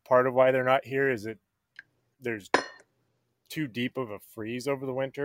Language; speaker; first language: English; native; English